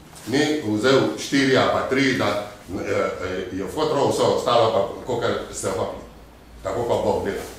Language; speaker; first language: Slovenian; non-native, fluent; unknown